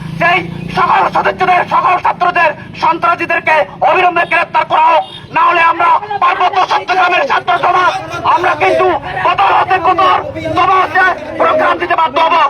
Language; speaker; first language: Bangla; non-native, local second language; Chakma